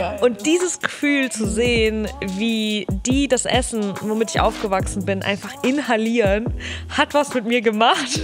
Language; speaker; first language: German; early bilingual, other home language; Russian